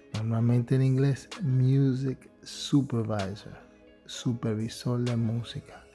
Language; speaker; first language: Spanish; early bilingual, heritage; Spanish